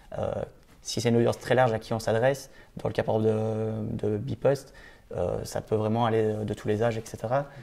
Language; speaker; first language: French; native; French